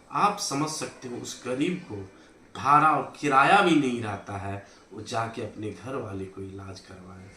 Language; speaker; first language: Hindi; native; Hindi